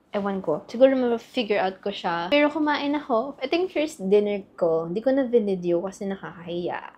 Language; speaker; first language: Filipino; native; Filipino